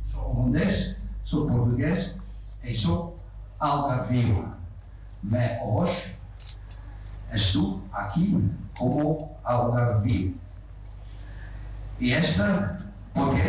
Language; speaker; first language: Portuguese; non-native, fluent; Dutch